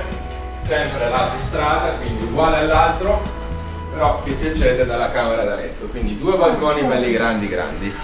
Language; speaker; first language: Italian; native; Italian